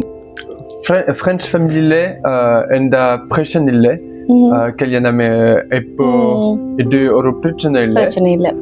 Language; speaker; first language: Tamil; non-native, learner; French